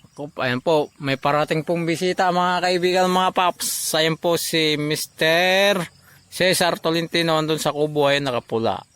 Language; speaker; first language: Filipino; native; Filipino